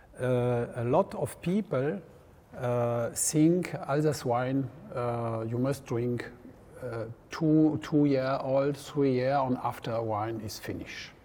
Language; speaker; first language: English; non-native, learner; French